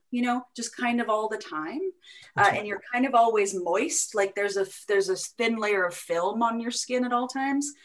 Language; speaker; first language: English; native; English